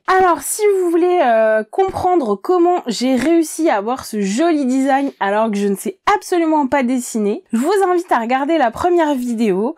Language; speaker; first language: French; native; French